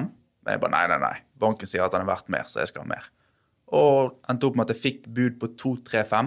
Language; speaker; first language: Norwegian; native; Norwegian